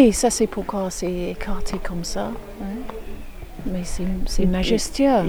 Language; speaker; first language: French; non-native, fluent; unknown